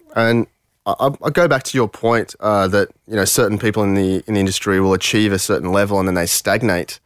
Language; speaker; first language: English; early bilingual, other home language; French